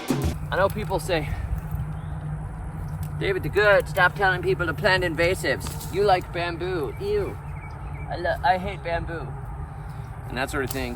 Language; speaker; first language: English; native; English